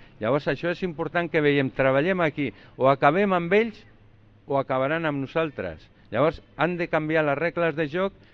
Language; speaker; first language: Catalan; non-native, local second language; Spanish